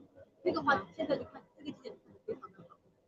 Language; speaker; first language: Chinese; native; Chinese